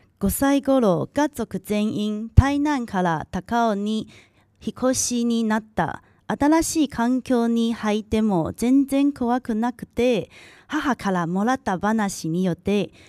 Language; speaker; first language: Japanese; non-native, local second language; Chinese